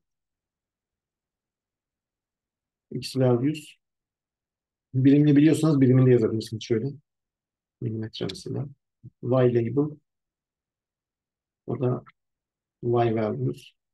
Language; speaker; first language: Turkish; native; Turkish